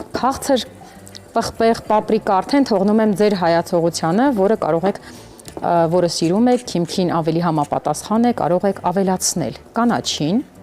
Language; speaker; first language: Armenian; native; Armenian